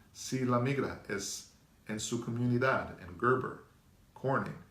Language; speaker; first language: Spanish; non-native, learner; English